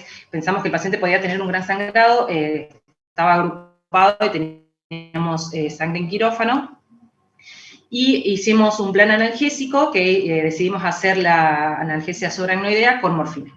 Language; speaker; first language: Spanish; native; Spanish